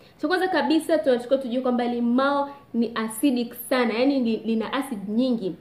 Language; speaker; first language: Swahili; native; Swahili